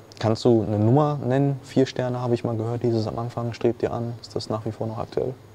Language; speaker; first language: German; native; German